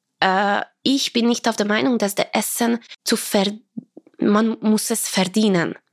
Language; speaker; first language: German; non-native, fluent; Croatian